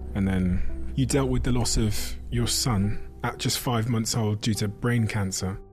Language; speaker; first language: English; native; English